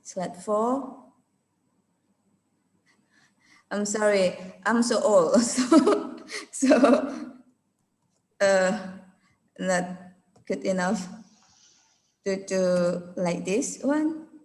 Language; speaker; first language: English; non-native, learner; Indonesian